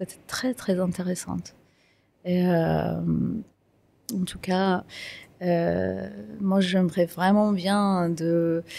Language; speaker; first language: French; non-native, fluent; Kurdish